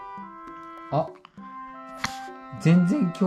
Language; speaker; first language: Japanese; native; Japanese